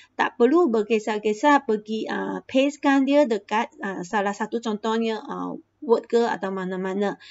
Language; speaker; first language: Malay; non-native, local second language; Chinese